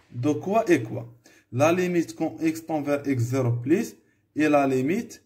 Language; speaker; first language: French; non-native, local second language; Arabic